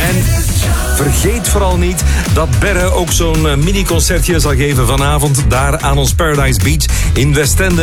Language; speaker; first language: Dutch; native; Dutch